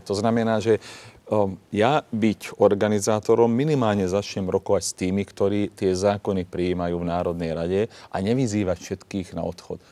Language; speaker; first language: Slovak; non-native, local second language; Hungarian